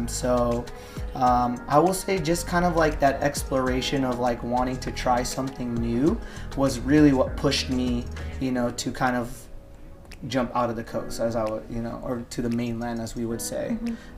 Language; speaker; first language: English; native; English